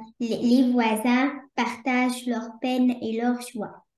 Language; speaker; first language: French; non-native, learner; Arabic